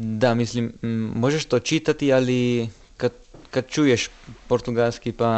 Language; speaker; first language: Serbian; non-native, learner; Italian